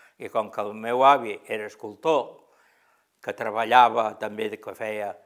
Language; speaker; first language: Catalan; native; Catalan